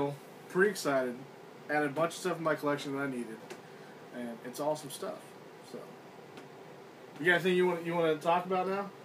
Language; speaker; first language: English; native; English